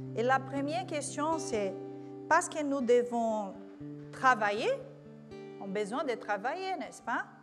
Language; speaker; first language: French; non-native, learner; Portuguese